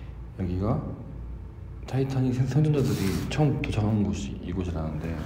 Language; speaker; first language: Korean; native; Korean